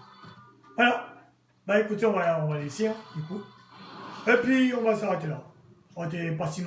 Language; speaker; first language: French; native; French